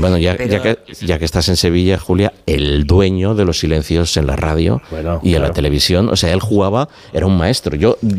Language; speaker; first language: Spanish; native; Spanish